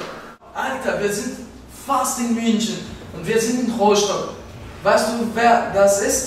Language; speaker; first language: German; non-native, learner; Portuguese